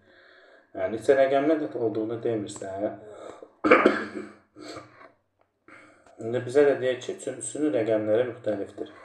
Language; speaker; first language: Azerbaijani; native; Azerbaijani